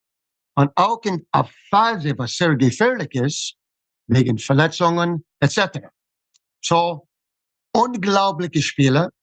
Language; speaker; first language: German; non-native, fluent; English